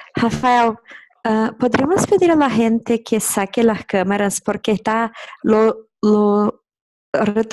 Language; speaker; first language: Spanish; non-native, fluent; Portuguese